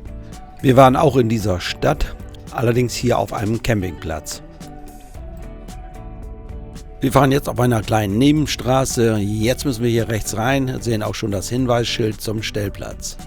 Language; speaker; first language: German; native; German